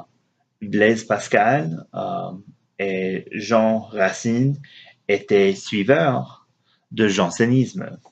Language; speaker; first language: French; non-native, learner; English